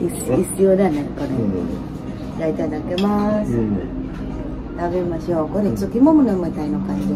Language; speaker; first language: Japanese; non-native, fluent; Filipino